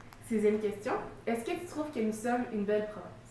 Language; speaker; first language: French; native; French